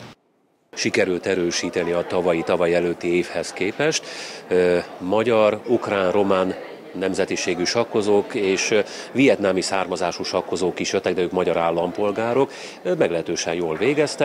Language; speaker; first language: Hungarian; native; Hungarian